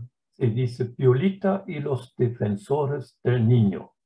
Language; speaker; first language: Spanish; non-native, fluent; German